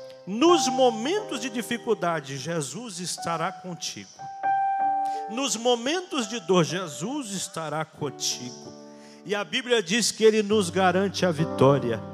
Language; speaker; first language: Portuguese; native; Portuguese